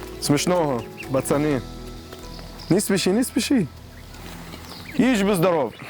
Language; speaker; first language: Ukrainian; non-native, learner; Arabic